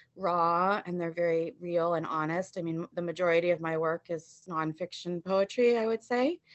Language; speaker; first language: English; native; English